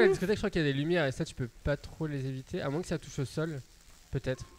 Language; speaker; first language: French; native; French